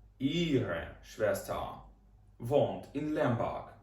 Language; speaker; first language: German; non-native, fluent; Ukrainian